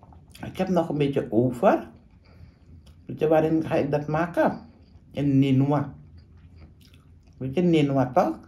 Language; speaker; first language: Dutch; non-native, local second language; Caribbean Hindustani